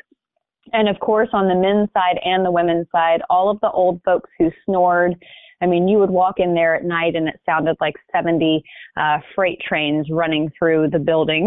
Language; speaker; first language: English; native; English